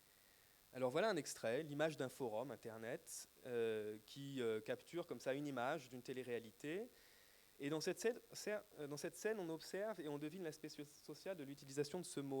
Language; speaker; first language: French; native; French